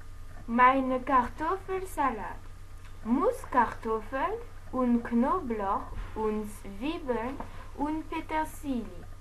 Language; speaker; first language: German; non-native, learner; French